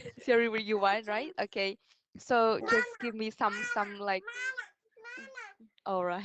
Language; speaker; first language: English; non-native, fluent; Vietnamese